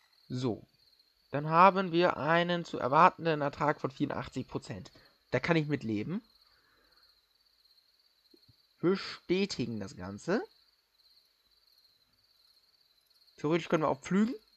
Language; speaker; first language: German; native; German